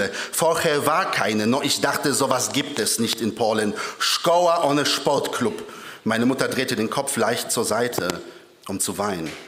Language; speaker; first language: German; early bilingual, other home language; Polish